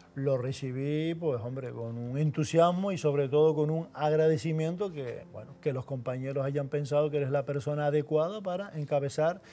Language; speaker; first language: Spanish; native; Spanish